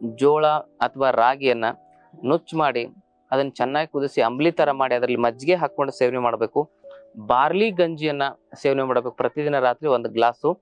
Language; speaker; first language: Kannada; native; Kannada